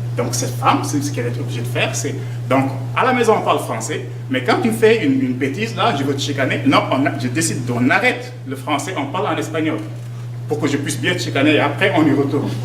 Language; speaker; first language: French; non-native, local second language; Wolof